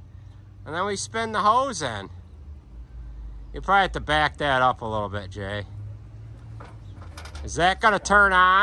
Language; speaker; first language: English; native; English